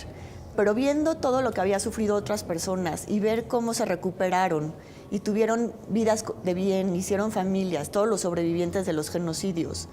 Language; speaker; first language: Spanish; native; Spanish